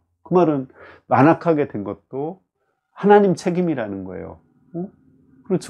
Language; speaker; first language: Korean; native; Korean